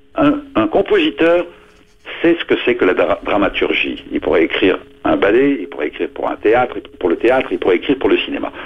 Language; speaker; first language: French; non-native, local second language; Arabic